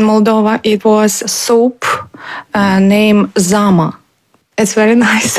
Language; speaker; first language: English; non-native, learner; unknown